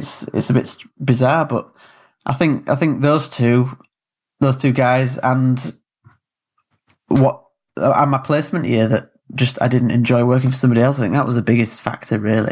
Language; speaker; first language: English; native; English